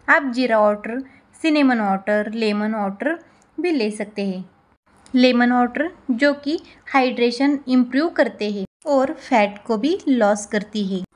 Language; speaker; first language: Hindi; non-native, local second language; Marathi